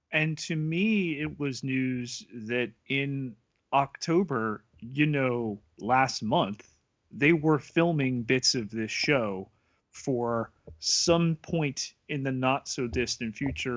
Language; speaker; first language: English; native; English